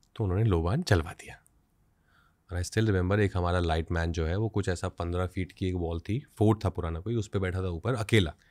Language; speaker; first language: Hindi; native; Hindi